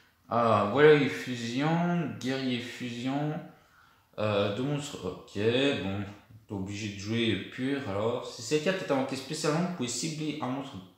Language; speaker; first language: French; native; French